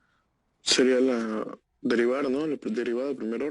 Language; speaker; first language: Spanish; native; Spanish